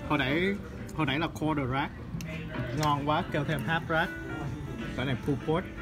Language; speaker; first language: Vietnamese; early bilingual, heritage; Vietnamese